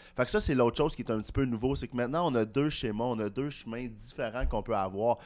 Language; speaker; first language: French; native; French